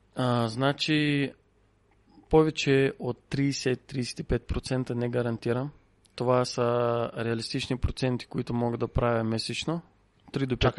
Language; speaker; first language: Bulgarian; non-native, fluent; Russian